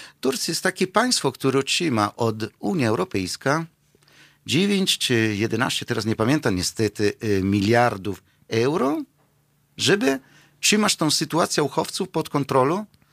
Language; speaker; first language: Polish; non-native, fluent; Italian